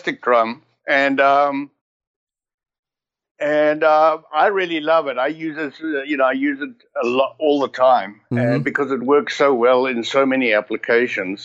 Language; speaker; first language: English; native; English